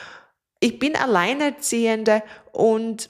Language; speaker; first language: German; non-native, fluent; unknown